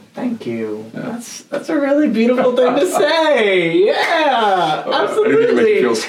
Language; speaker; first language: English; native; English